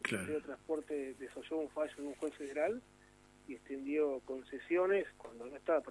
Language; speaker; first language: Spanish; native; Spanish